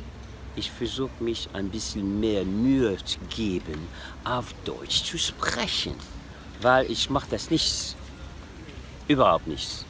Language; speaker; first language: German; non-native, learner; French